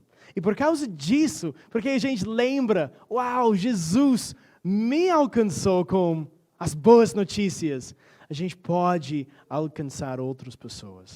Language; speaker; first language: Portuguese; non-native, fluent; English